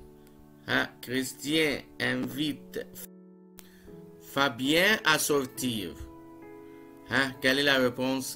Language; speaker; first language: French; non-native, fluent; Arabic